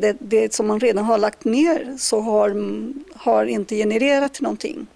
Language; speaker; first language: Swedish; non-native, fluent; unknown